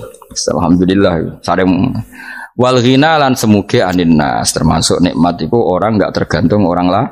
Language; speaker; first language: Indonesian; non-native, local second language; Javanese